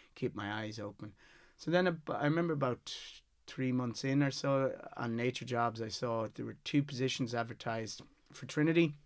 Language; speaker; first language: English; native; English